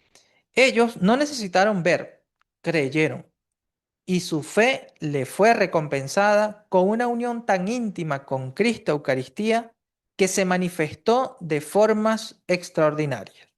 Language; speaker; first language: Spanish; native; Spanish